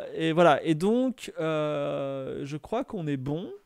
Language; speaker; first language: French; native; French